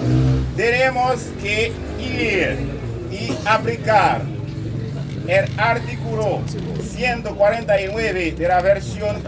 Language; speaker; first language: Spanish; non-native, learner; Haitian Creole